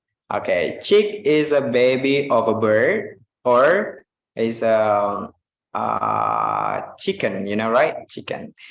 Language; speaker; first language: English; non-native, fluent; Indonesian